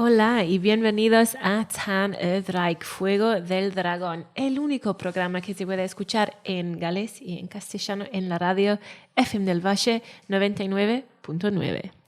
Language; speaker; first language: Spanish; non-native, learner; Welsh